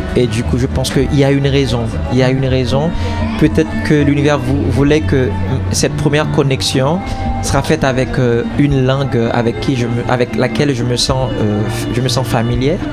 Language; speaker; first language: French; non-native, local second language; Haitian Creole